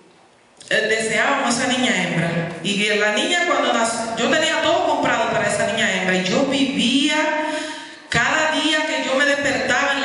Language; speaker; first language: Spanish; native; Spanish